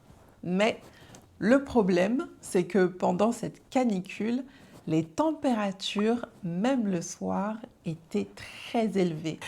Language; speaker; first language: French; native; French